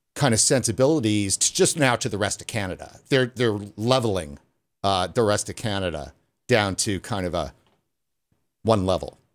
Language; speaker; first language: English; native; English